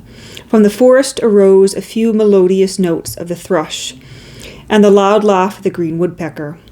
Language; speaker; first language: English; native; English